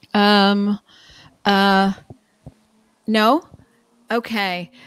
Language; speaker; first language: English; native; English